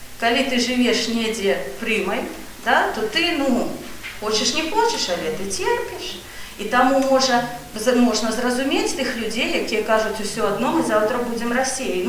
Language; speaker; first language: Belarusian; non-native, local second language; Russian